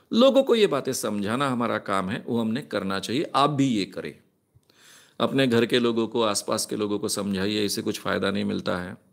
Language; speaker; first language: Hindi; non-native, local second language; Marathi